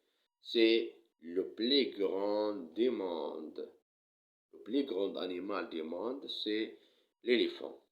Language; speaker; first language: French; non-native, local second language; Arabic